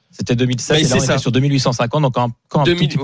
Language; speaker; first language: French; native; French